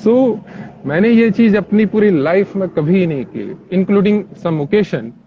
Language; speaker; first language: Hindi; native; Hindi